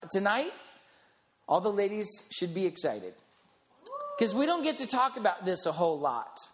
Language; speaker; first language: English; native; English